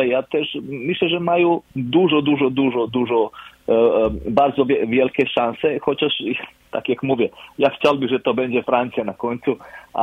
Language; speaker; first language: Polish; non-native, fluent; Croatian